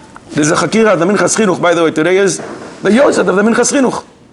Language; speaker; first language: English; native; English